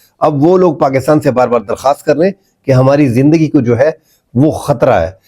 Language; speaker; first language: Urdu; non-native, local second language; Pashto